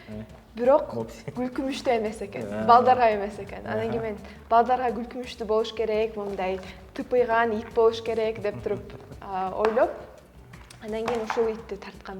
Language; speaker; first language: Kyrgyz; early bilingual, heritage; Kyrgyz